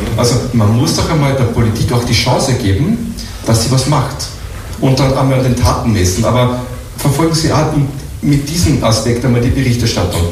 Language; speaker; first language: German; native; German